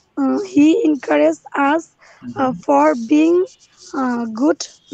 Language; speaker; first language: English; non-native, learner; Bangla